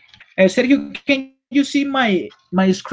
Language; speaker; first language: English; non-native, learner; Spanish